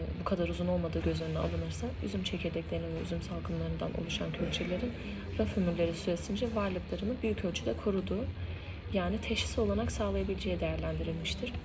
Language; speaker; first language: Turkish; native; Turkish